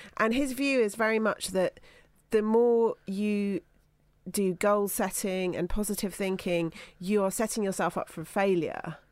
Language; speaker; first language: English; native; English